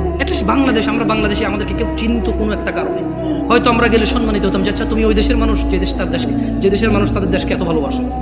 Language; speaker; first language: Bangla; early bilingual, heritage; Bangla